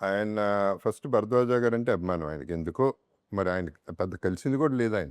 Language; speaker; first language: Telugu; native; Telugu